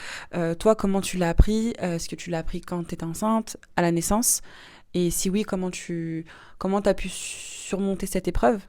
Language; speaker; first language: French; native; French